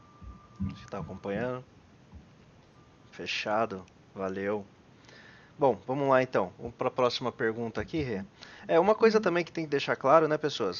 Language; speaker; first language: Portuguese; native; Portuguese